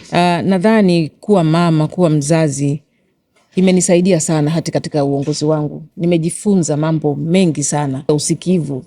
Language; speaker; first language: Swahili; native; Swahili